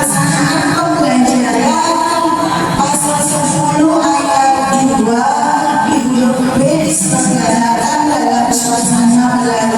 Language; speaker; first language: Indonesian; native; Indonesian